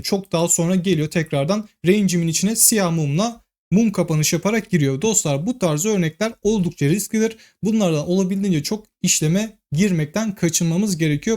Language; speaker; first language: Turkish; native; Turkish